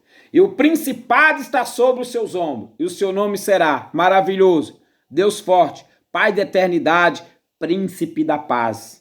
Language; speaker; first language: Portuguese; native; Portuguese